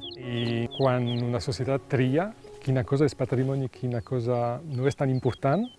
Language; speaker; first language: Catalan; non-native, local second language; French